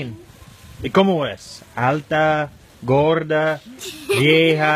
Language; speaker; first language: Spanish; non-native, learner; English